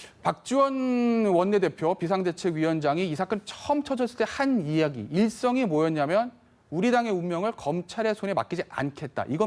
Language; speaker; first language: Korean; native; Korean